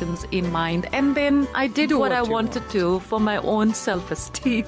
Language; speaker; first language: English; non-native, local second language; Punjabi